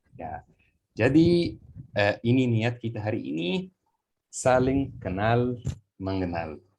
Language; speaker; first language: Indonesian; non-native, fluent; Arabic